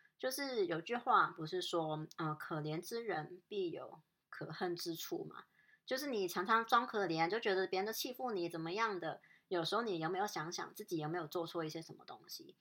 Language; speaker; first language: Chinese; non-native, local second language; Cantonese